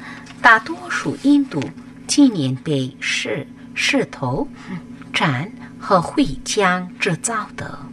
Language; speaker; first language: Chinese; non-native, fluent; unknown